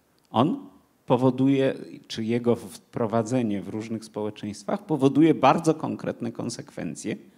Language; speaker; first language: Polish; native; Polish